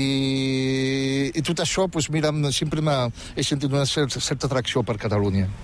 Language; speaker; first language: Catalan; non-native, fluent; Riffian